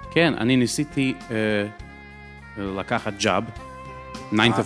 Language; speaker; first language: Hebrew; early bilingual, heritage; English